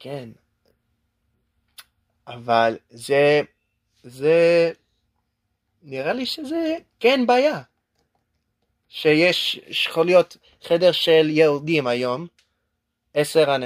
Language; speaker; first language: Hebrew; non-native, learner; English